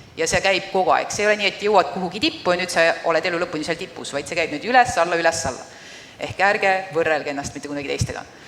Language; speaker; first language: Estonian; native; Estonian